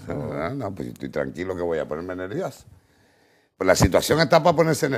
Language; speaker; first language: Spanish; native; Spanish